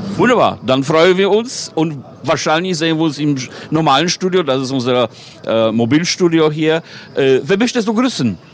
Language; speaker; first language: German; non-native, fluent; Polish